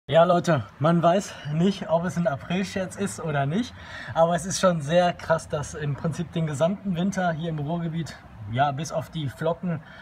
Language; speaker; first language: German; native; German